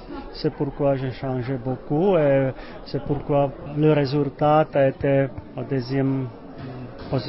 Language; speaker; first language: French; non-native, learner; Czech